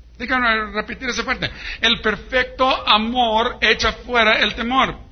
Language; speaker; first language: Spanish; early bilingual, heritage; Spanish